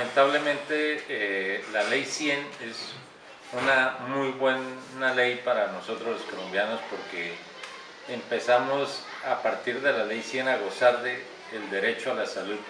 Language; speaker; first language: Spanish; native; Spanish